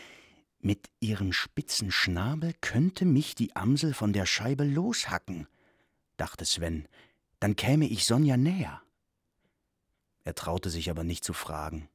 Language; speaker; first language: German; native; German